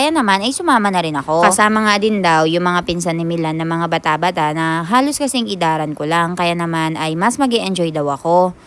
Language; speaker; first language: Filipino; native; Filipino